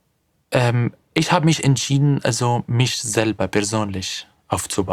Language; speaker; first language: German; non-native, fluent; Arabic